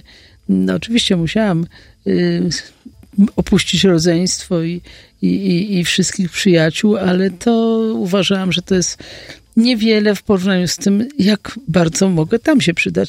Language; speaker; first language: Polish; native; Polish